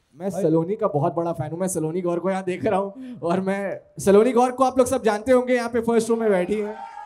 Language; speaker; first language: Hindi; non-native, local second language; Telugu